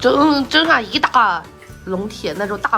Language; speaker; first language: Chinese; native; Chinese